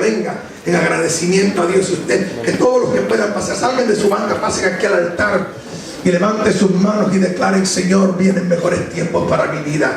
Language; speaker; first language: Spanish; native; Spanish